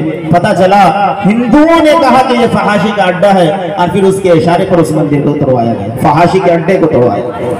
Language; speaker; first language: Urdu; native; Urdu